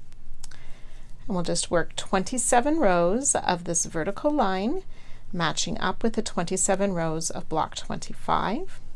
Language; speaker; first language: English; native; English